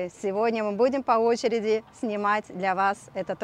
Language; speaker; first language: Russian; native; Russian